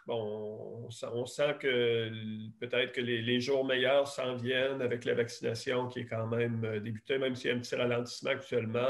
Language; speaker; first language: French; native; French